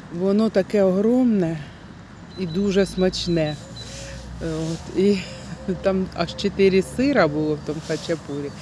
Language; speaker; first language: Ukrainian; native; Ukrainian